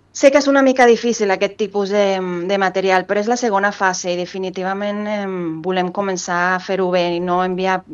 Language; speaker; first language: Catalan; non-native, fluent; Spanish